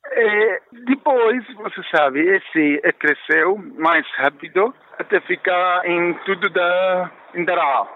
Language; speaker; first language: Portuguese; non-native, learner; Arabic